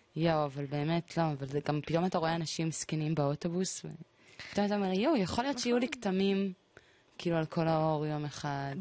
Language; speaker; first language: Hebrew; native; Hebrew